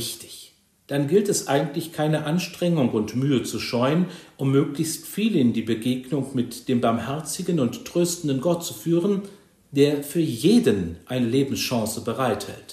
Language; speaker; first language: German; native; German